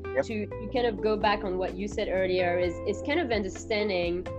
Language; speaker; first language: English; non-native, fluent; French